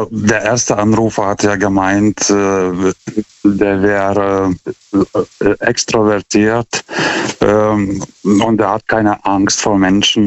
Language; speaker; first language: German; non-native, fluent; Lithuanian